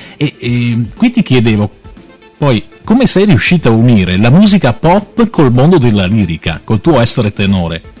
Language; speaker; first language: Italian; native; Italian